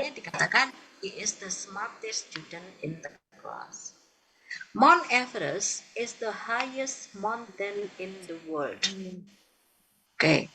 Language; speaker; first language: English; non-native, fluent; Indonesian